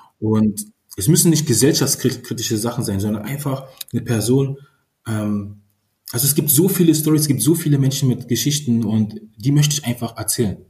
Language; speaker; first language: German; early bilingual, other home language; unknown